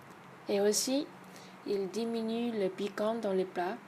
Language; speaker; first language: French; non-native, learner; Thai